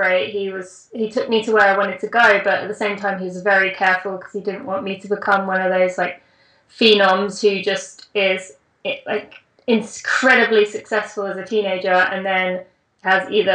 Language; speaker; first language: English; native; English